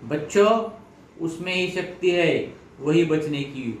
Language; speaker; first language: Hindi; non-native, local second language; Marathi